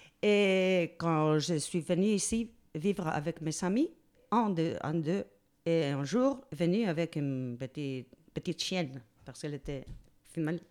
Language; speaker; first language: French; non-native, learner; Spanish